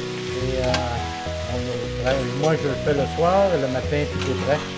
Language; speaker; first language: French; non-native, fluent; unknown